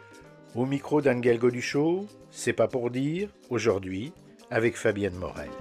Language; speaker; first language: French; native; French